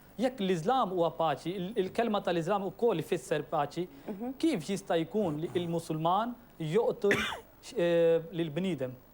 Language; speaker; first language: Maltese; non-native, fluent; Urdu